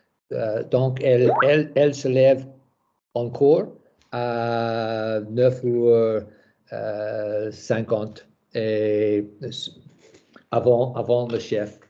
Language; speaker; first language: French; non-native, learner; English